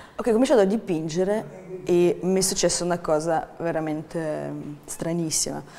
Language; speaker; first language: Italian; non-native, fluent; Ukrainian